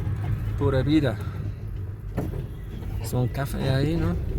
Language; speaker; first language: Spanish; non-native, learner; English